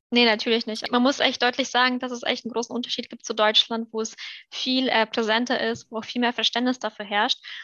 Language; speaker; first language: German; early bilingual, other home language; Russian